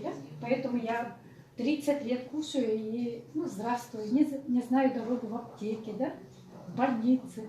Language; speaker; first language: Russian; native; Russian